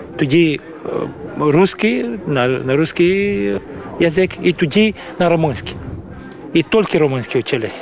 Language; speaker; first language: Ukrainian; early bilingual, heritage; Ukrainian